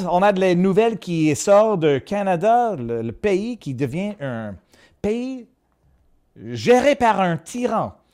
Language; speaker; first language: French; non-native, local second language; English